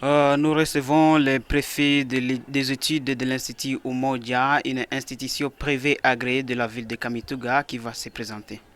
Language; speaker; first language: French; non-native, local second language; Swahili